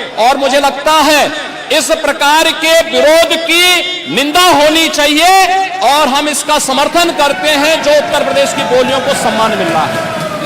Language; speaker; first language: Hindi; native; Hindi